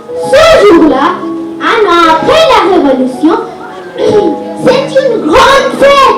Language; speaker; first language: French; non-native, learner; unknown